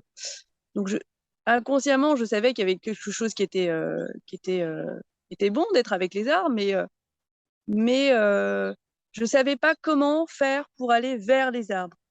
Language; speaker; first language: French; native; French